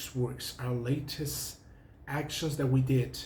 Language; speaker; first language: English; non-native, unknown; Persian